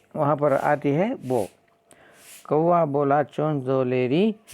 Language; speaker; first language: Hindi; non-native, local second language; Kannada